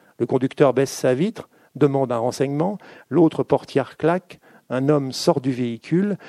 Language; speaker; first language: French; native; French